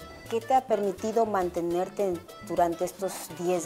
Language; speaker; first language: Spanish; native; Spanish